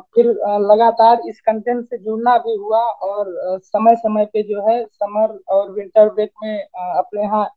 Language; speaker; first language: Hindi; native; Hindi